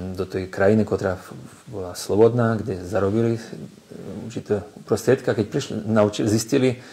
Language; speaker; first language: Slovak; native; Slovak